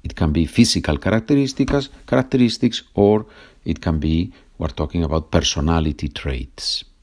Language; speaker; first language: English; non-native, fluent; Spanish